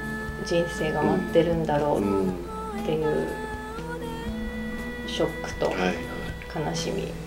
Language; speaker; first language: Japanese; native; Japanese